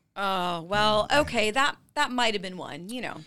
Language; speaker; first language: English; native; English